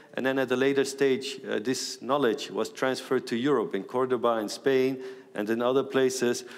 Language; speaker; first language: English; non-native, fluent; Aramaic